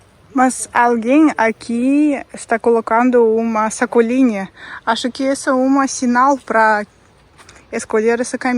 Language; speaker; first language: Portuguese; non-native, learner; Russian